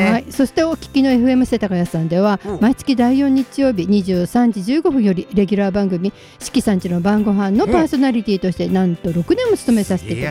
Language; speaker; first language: Japanese; native; Japanese